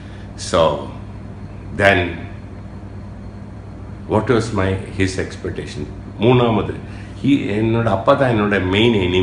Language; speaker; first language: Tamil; non-native, local second language; Malayalam